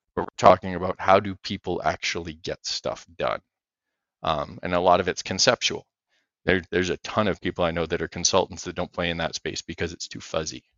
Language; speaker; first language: English; native; English